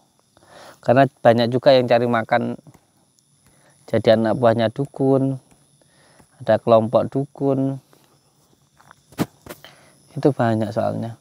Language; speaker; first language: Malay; non-native, local second language; Javanese